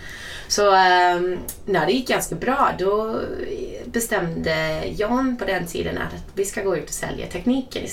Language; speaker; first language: Swedish; non-native, fluent; English